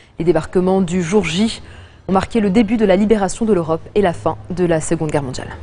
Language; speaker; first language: French; non-native, local second language; Arabic